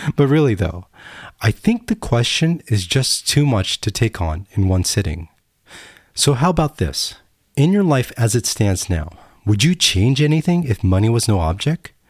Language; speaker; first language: English; native; English